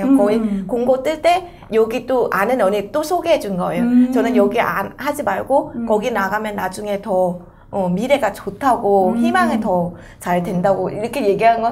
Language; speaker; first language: Korean; non-native, fluent; Vietnamese